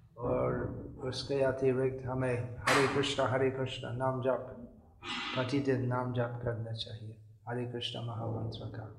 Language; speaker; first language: Hindi; non-native, fluent; English